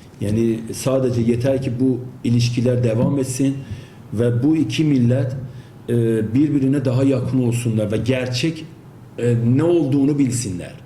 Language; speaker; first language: Turkish; non-native, fluent; Azerbaijani